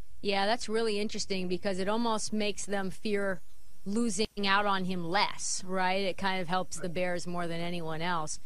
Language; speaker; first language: English; native; English